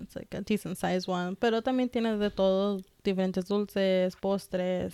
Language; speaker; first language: Spanish; early bilingual, heritage; Spanish